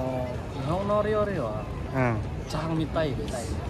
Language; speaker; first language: Japanese; non-native, learner; Indonesian